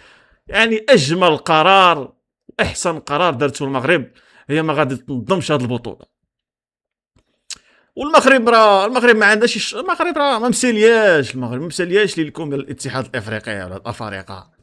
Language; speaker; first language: Arabic; native; Arabic